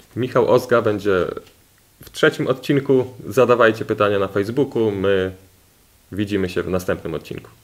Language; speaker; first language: Polish; native; Polish